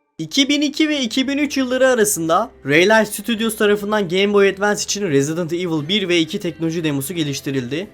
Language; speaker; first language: Turkish; native; Turkish